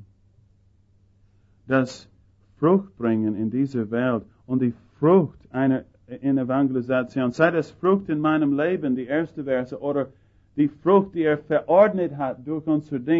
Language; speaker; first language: German; non-native, fluent; English